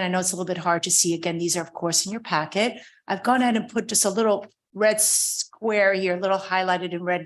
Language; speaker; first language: English; native; English